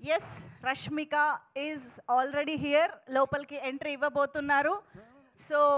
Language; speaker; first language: Telugu; native; Telugu